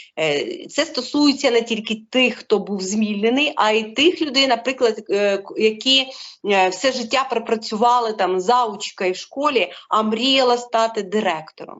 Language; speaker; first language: Ukrainian; non-native, local second language; Russian